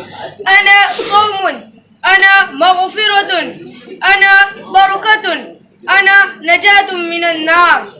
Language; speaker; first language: Arabic; non-native, learner; Urdu